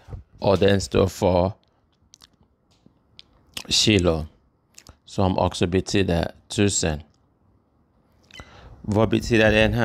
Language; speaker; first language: Swedish; non-native, fluent; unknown